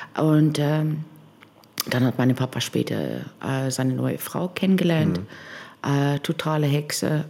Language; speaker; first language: German; non-native, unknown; English